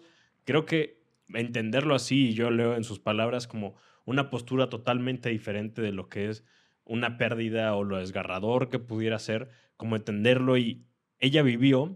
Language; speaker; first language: Spanish; native; Spanish